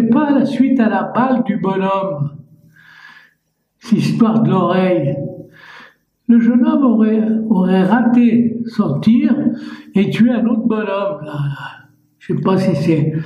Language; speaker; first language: French; native; French